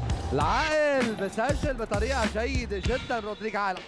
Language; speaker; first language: Arabic; native; Arabic